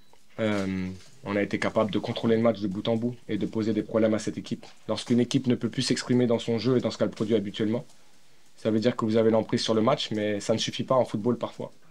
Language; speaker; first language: French; native; French